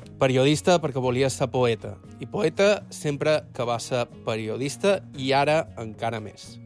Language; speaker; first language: Catalan; native; Catalan